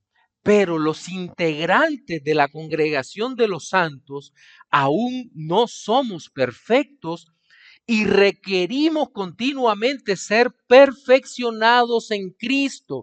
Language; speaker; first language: Spanish; native; Spanish